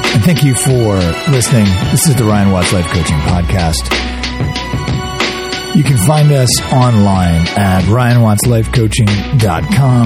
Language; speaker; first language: English; native; English